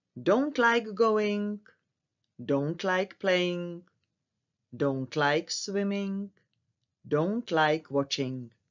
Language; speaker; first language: English; non-native, fluent; Czech